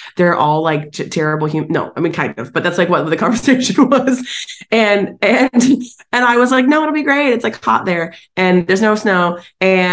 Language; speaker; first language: English; native; English